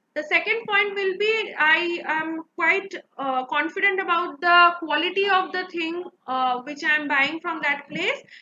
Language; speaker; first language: English; non-native, local second language; Bangla